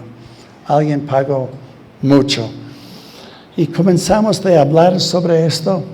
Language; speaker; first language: Spanish; non-native, fluent; English